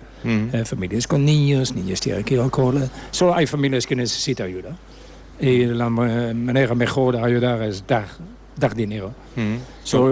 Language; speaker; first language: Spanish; non-native, learner; Dutch